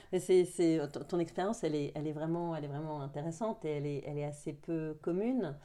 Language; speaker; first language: French; native; French